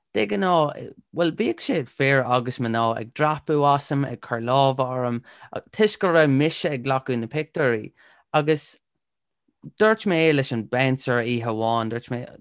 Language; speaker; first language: Irish; non-native, local second language; English